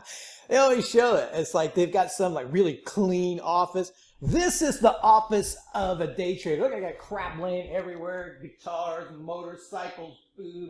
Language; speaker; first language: English; native; English